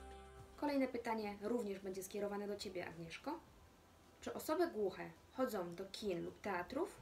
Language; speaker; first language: Polish; native; Polish